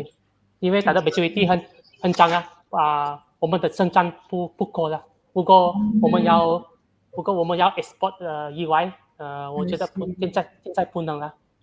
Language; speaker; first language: Chinese; non-native, local second language; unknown